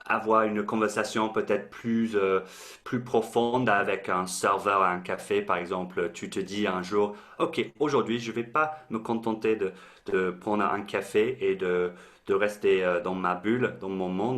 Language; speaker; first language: French; non-native, fluent; English